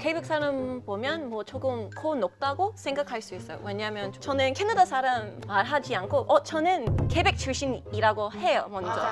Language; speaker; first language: Korean; non-native, fluent; English